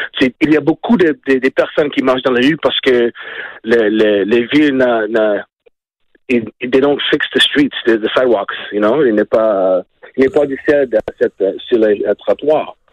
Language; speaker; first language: French; non-native, learner; English